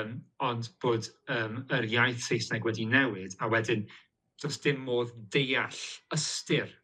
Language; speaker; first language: Welsh; native; Welsh